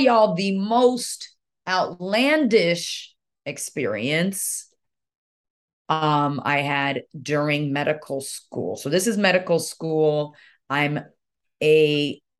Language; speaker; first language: English; early bilingual, other home language; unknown